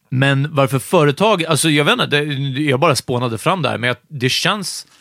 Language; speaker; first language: Swedish; early bilingual, other home language; Hungarian